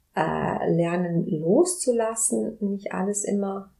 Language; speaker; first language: German; non-native, fluent; Spanish